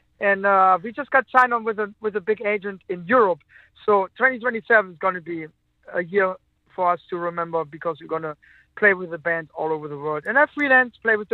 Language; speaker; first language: English; non-native, fluent; German